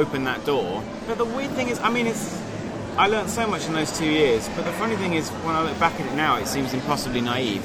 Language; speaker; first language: English; native; English